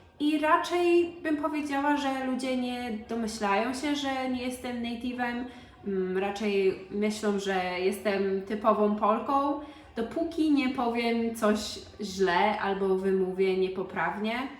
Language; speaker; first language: Polish; early bilingual, heritage; Polish